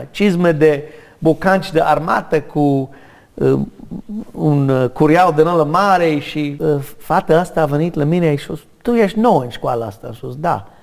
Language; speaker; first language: Romanian; non-native, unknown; English